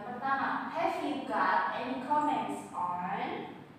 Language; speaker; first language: English; non-native, learner; Indonesian